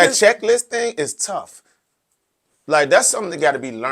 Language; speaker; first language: English; native; English